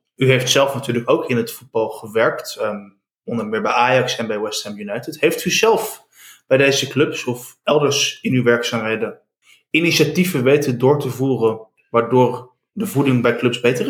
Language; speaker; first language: Dutch; native; Dutch